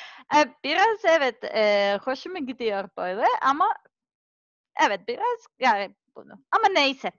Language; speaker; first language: Turkish; non-native, learner; Serbian